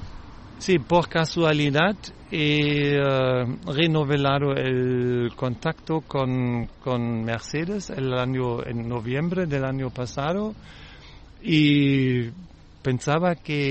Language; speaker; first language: Spanish; non-native, fluent; German